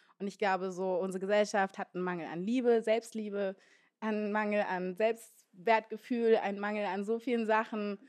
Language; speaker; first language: German; native; German